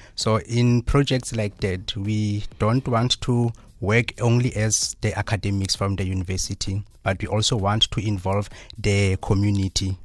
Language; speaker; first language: English; non-native, local second language; Southern Sotho